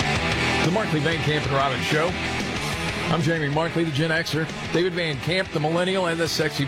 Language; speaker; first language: English; native; English